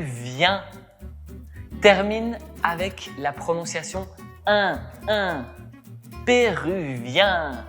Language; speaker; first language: French; non-native, fluent; Spanish